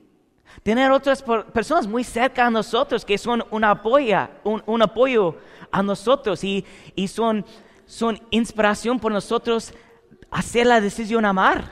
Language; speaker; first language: Spanish; non-native, learner; English